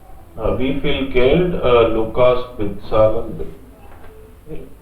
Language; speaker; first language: German; non-native, learner; Hindi